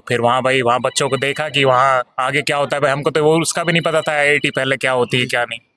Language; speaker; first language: Hindi; native; Hindi